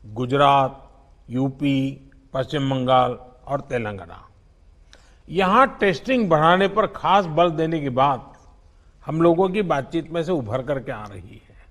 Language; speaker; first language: Hindi; non-native, local second language; Gujarati